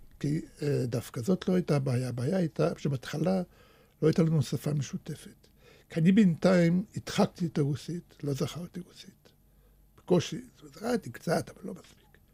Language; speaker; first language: Hebrew; early bilingual, other home language; Russian